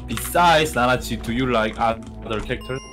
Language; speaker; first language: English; non-native, learner; Korean